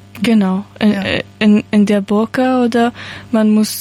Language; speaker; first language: German; non-native, learner; Persian